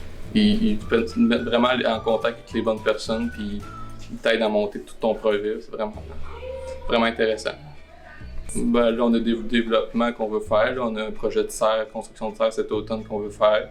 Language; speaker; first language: French; native; French